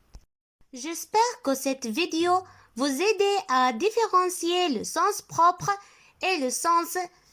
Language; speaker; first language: French; non-native, local second language; Arabic